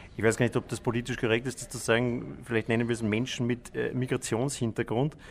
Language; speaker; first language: German; native; German